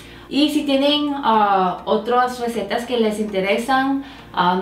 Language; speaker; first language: Spanish; non-native, fluent; Korean